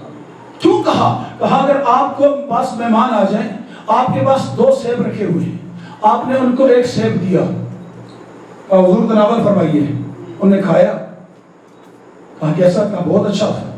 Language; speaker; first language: Urdu; native; Urdu